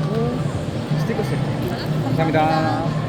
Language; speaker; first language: Korean; non-native, learner; English